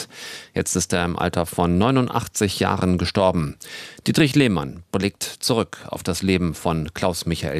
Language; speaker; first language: German; native; German